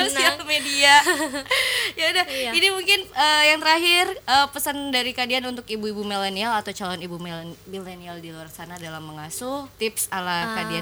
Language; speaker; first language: Indonesian; native; Indonesian